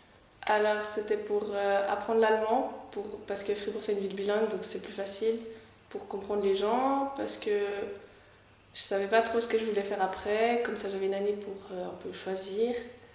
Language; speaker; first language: French; native; French